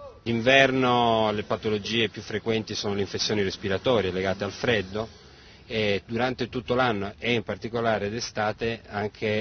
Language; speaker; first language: Italian; native; Italian